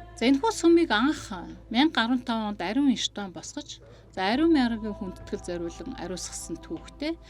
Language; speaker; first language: Mongolian; native; Mongolian